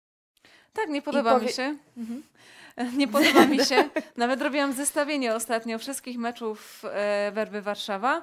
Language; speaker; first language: Polish; native; Polish